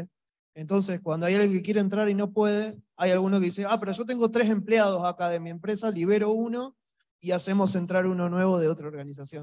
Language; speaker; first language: Spanish; native; Spanish